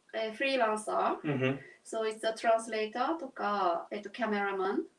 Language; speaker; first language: English; non-native, learner; Japanese